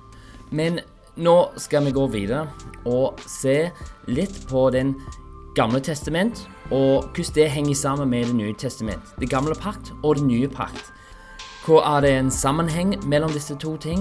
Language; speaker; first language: Norwegian; non-native, fluent; English